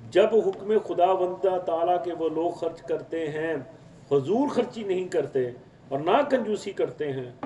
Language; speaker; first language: Urdu; non-native, local second language; Punjabi